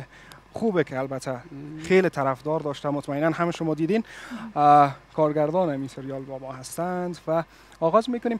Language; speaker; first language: Persian; native; Persian